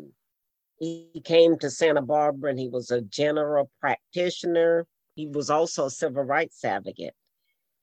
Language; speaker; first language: English; native; English